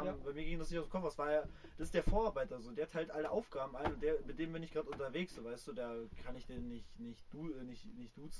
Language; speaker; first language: German; native; German